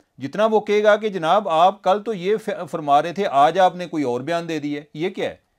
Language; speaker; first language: Urdu; non-native, local second language; Punjabi